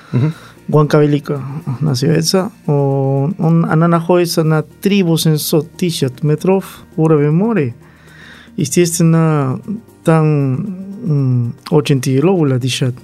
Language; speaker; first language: Russian; non-native, learner; Spanish